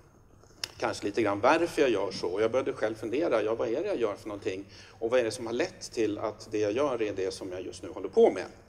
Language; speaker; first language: Swedish; native; Swedish